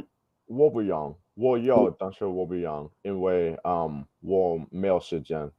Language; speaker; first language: Chinese; non-native, learner; English